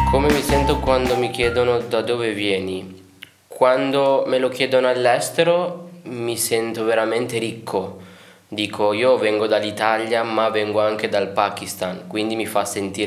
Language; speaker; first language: Italian; early bilingual, other home language; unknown